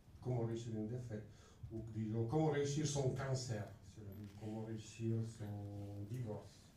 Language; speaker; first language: French; non-native, fluent; Bosnian